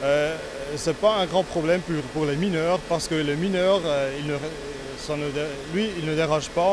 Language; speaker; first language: French; non-native, local second language; Italian